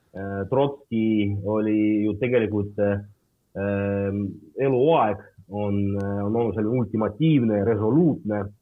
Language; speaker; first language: Estonian; non-native, local second language; Russian